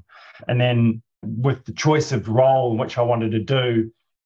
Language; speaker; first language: English; native; English